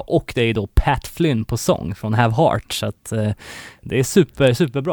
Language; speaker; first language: Swedish; native; Swedish